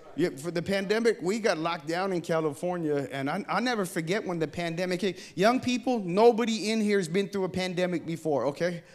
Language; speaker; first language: English; native; English